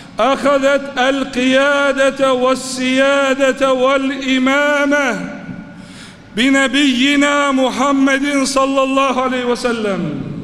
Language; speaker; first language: Arabic; non-native, fluent; Turkish